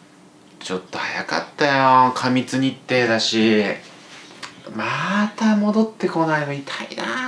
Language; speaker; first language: Japanese; native; Japanese